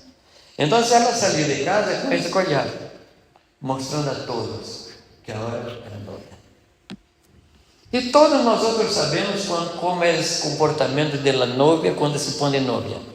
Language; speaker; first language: Spanish; non-native, fluent; Portuguese